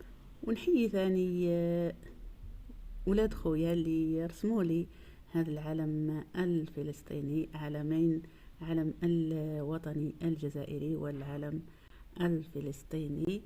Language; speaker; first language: Arabic; native; Arabic